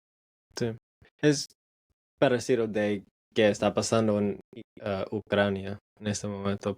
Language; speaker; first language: Spanish; non-native, learner; English